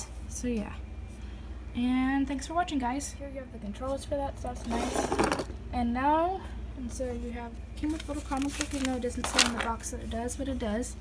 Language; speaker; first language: English; native; English